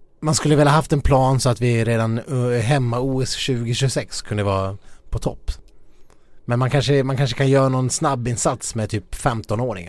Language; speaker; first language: Swedish; native; Swedish